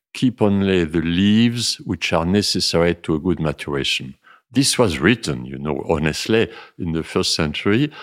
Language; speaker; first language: English; non-native, fluent; French